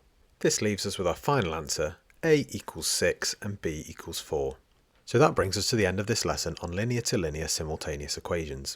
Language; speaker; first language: English; native; English